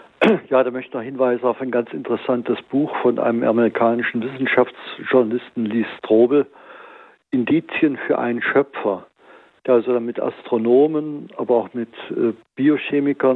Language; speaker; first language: German; native; German